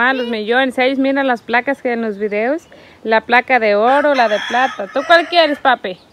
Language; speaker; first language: Spanish; native; Spanish